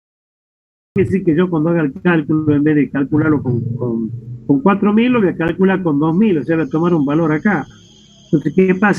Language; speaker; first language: Spanish; native; Spanish